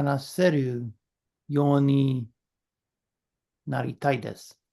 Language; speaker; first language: Japanese; non-native, learner; English